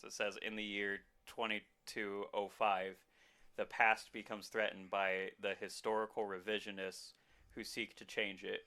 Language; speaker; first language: English; native; English